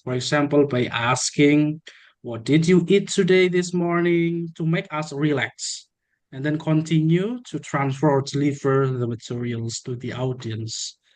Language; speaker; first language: English; non-native, learner; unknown